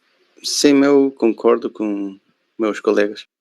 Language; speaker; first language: Portuguese; non-native, learner; Spanish